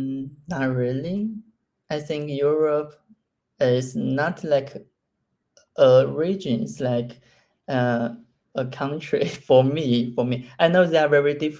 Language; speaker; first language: English; non-native, learner; Chinese